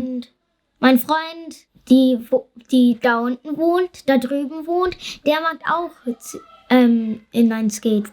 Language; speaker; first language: German; early bilingual, other home language; English